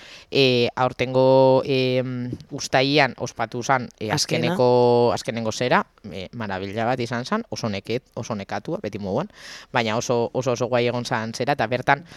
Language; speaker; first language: Basque; native; Basque